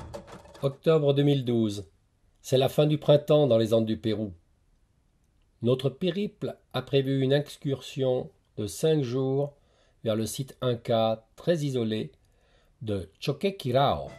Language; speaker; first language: French; native; French